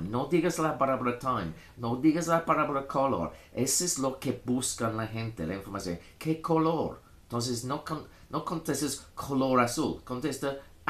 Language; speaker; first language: Spanish; non-native, fluent; English